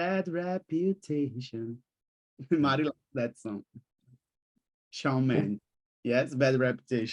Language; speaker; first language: English; non-native, fluent; Portuguese